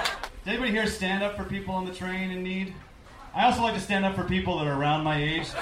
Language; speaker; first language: English; native; English